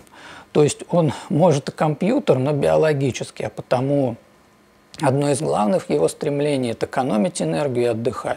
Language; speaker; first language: Russian; native; Russian